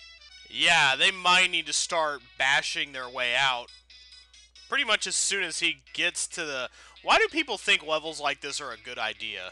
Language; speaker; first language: English; native; English